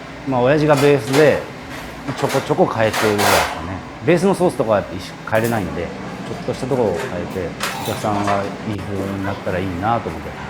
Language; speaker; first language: Japanese; native; Japanese